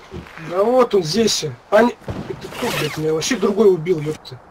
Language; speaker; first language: Russian; native; Russian